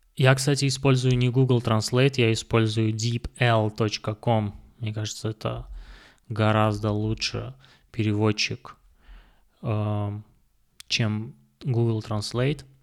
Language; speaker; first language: Russian; non-native, local second language; Kazakh